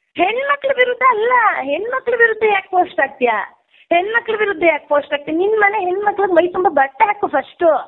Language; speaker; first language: Kannada; native; Kannada